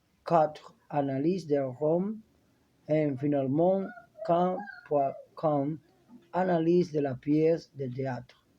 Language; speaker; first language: French; non-native, learner; Spanish